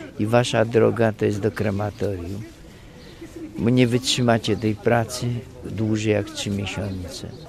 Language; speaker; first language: Polish; native; Polish